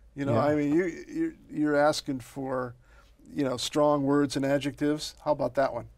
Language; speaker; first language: English; native; English